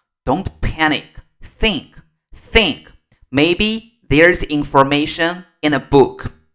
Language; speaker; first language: English; non-native, fluent; Chinese